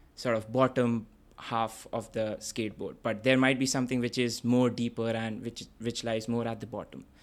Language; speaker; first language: English; non-native, local second language; Bangla